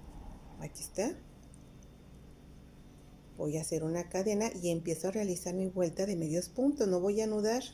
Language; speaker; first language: Spanish; native; Spanish